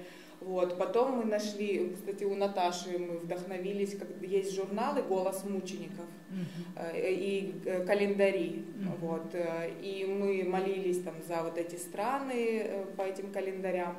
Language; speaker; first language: Russian; native; Russian